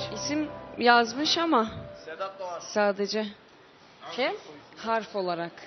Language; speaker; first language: Turkish; non-native, learner; Uzbek